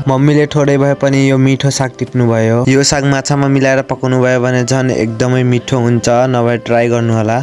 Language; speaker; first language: Nepali; non-native, local second language; Rana Tharu